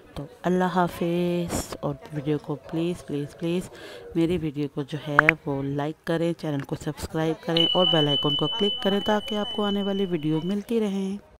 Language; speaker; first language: Urdu; native; Urdu